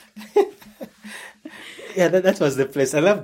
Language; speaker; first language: English; non-native, local second language; Ganda